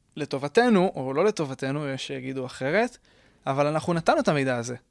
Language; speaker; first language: Hebrew; native; Hebrew